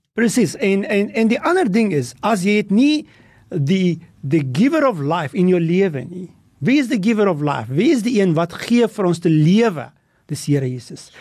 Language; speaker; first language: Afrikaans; non-native, local second language; English